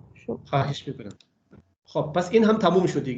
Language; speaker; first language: Persian; non-native, fluent; Urdu